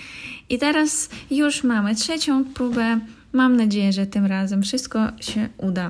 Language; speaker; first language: Polish; non-native, fluent; Russian